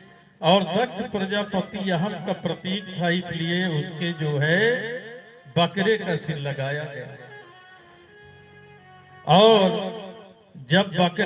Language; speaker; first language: Hindi; native; Hindi